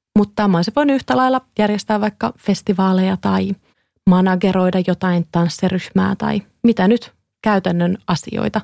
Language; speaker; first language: Finnish; native; Finnish